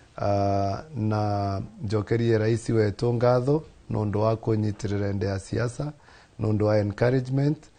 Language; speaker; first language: Kikuyu; non-native, local second language; Embu